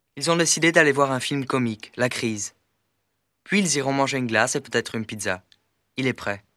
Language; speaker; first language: French; native; French